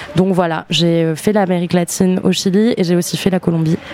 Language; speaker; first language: French; native; French